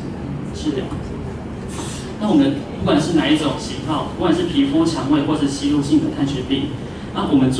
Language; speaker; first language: Chinese; native; Chinese